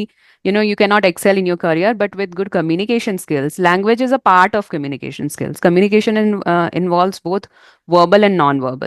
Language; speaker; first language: English; non-native, fluent; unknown